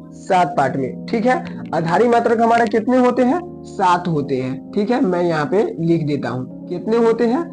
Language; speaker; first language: Hindi; native; Hindi